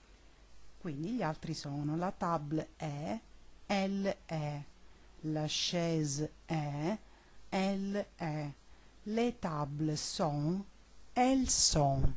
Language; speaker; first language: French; non-native, learner; Italian